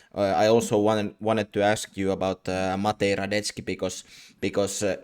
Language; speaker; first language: English; non-native, fluent; Finnish